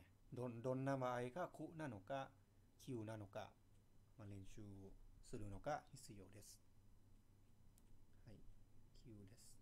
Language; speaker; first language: Japanese; non-native, fluent; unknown